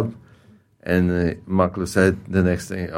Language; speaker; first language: English; non-native, fluent; Czech